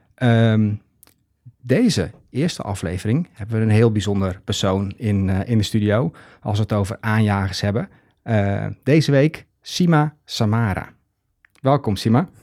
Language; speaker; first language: Dutch; native; Dutch